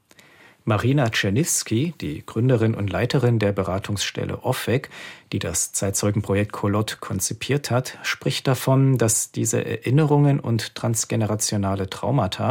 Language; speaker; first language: German; native; German